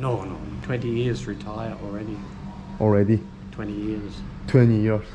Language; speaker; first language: English; non-native, learner; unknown